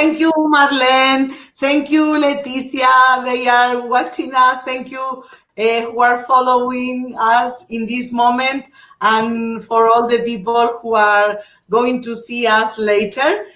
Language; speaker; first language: English; non-native, fluent; Portuguese